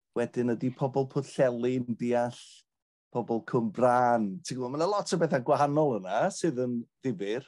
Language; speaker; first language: Welsh; native; Welsh